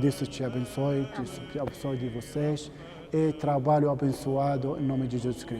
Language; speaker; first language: Portuguese; non-native, learner; Arabic